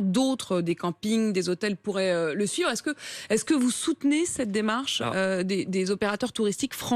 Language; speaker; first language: French; native; French